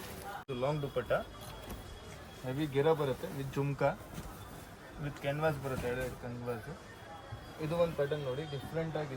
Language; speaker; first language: Kannada; non-native, local second language; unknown